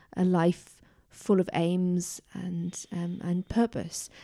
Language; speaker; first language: English; native; English